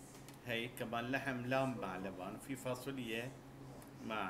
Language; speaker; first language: Arabic; native; Arabic